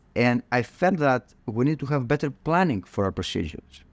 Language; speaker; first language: English; non-native, fluent; Greek